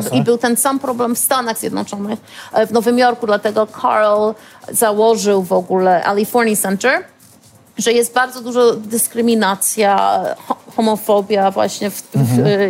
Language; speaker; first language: Polish; early bilingual, heritage; Polish